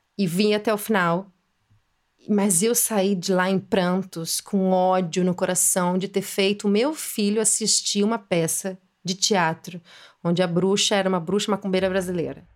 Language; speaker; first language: Portuguese; native; Portuguese